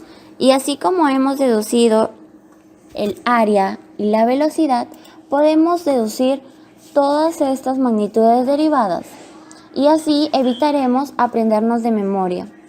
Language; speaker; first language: Spanish; native; Spanish